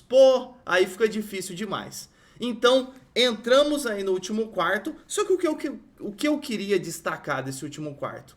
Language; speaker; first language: Portuguese; native; Portuguese